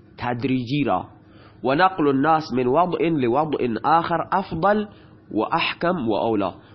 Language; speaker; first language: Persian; non-native, local second language; Baluchi